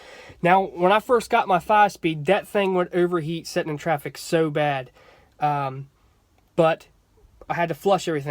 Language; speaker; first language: English; native; English